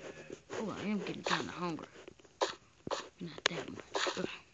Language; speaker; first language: English; native; English